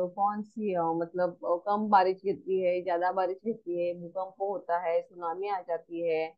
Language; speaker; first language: Hindi; non-native, local second language; Marathi